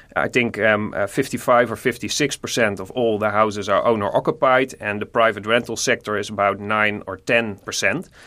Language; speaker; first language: English; non-native, fluent; Dutch